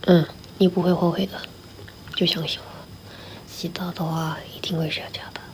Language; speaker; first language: Chinese; non-native, learner; Korean